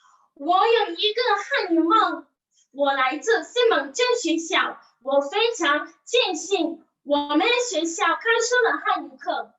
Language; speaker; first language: Chinese; non-native, learner; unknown